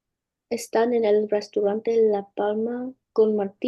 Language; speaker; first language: Spanish; non-native, learner; English